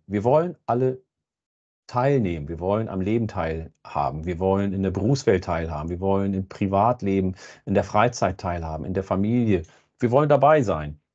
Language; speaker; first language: German; native; German